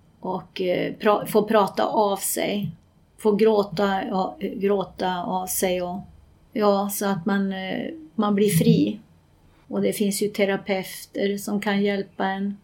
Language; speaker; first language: Swedish; native; Swedish